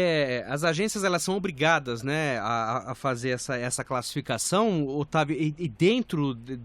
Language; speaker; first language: Portuguese; native; Portuguese